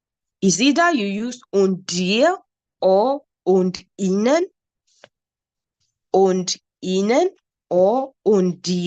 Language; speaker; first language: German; non-native, fluent; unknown